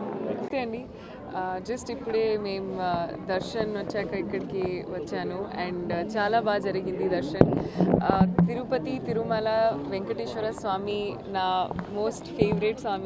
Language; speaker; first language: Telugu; non-native, fluent; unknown